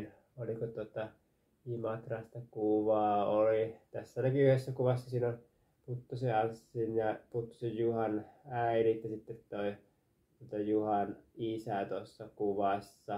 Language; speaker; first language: Finnish; native; Finnish